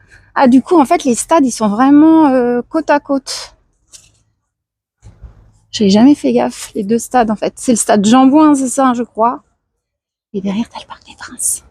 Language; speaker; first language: French; native; French